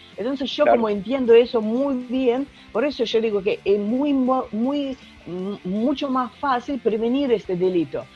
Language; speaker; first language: Spanish; non-native, learner; Russian